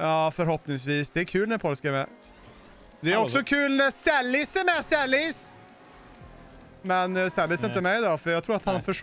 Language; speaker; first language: Swedish; native; Swedish